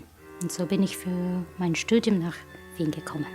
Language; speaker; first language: German; non-native, fluent; Japanese